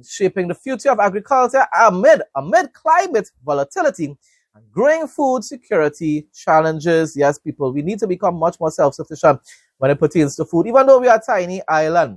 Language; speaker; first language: English; native; English